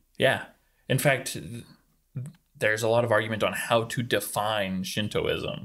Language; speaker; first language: English; native; English